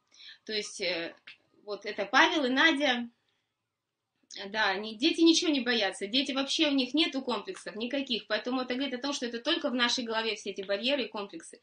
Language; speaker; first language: Russian; native; Russian